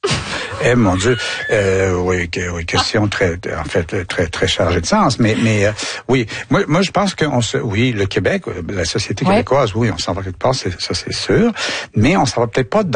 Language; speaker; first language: French; native; French